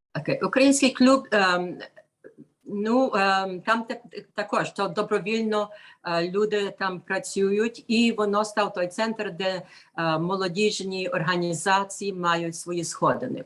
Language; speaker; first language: Ukrainian; early bilingual, heritage; Ukrainian